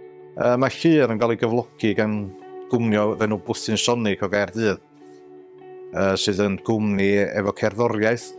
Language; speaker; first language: Welsh; native; Welsh